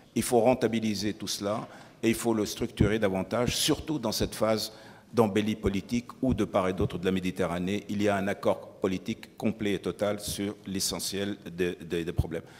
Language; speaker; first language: French; non-native, local second language; Arabic